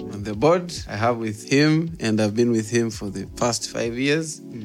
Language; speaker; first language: English; non-native, local second language; Swahili